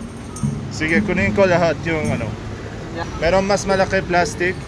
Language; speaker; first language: Filipino; non-native, learner; Arabic